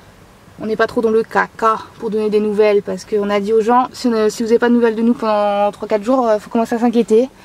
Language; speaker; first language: French; native; French